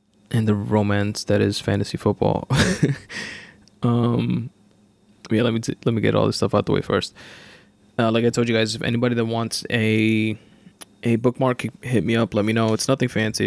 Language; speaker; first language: English; native; English